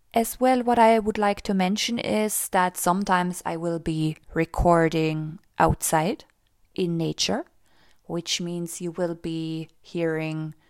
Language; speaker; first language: English; non-native, fluent; German